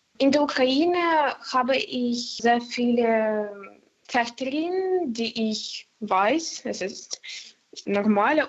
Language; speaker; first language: German; non-native, learner; Ukrainian